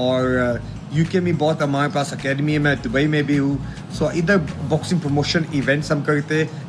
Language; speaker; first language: Hindi; early bilingual, heritage; Hindi